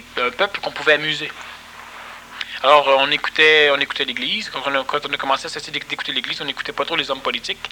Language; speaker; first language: French; native; French